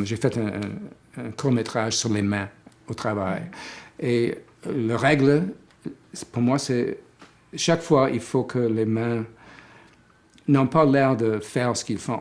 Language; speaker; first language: French; non-native, fluent; English